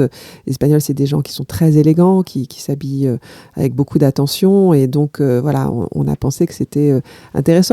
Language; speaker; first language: French; native; French